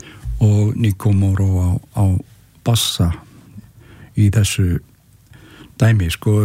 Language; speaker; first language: Icelandic; native; Icelandic